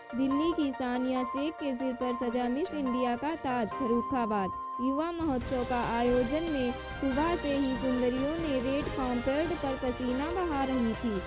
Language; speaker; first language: Hindi; native; Hindi